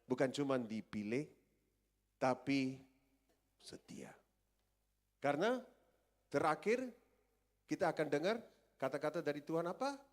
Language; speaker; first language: Indonesian; non-native, fluent; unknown